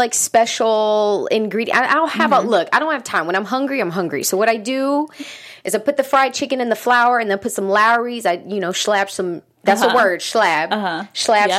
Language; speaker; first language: English; native; English